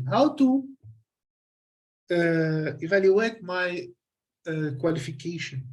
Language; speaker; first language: English; non-native, fluent; Arabic